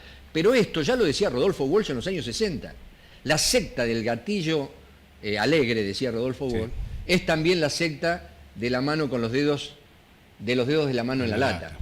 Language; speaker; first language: Spanish; native; Spanish